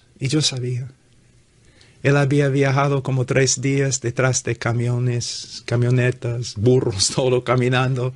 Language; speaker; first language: Spanish; non-native, fluent; English